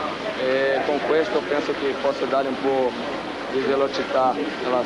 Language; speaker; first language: Italian; non-native, fluent; Portuguese